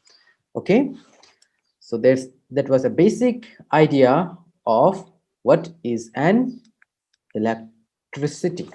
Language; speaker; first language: English; non-native, local second language; Hindi